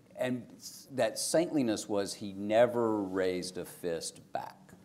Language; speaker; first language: English; native; English